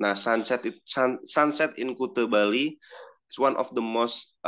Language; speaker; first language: English; non-native, learner; Indonesian